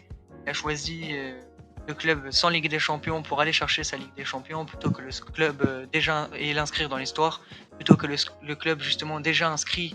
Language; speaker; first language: French; native; French